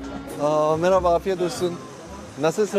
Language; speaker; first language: Turkish; non-native, fluent; Korean